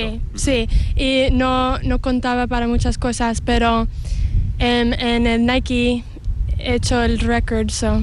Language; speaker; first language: Spanish; early bilingual, heritage; English